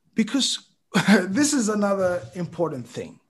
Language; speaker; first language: English; non-native, local second language; Yoruba